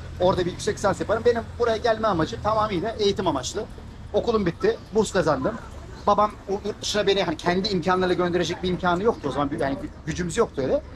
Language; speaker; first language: Turkish; native; Turkish